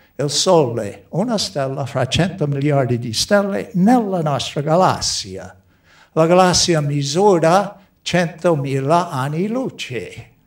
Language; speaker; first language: Italian; non-native, fluent; English